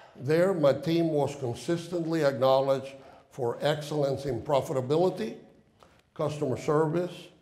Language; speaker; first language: English; non-native, fluent; Spanish